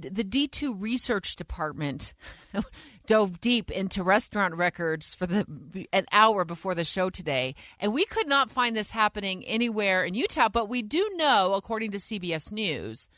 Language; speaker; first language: English; native; English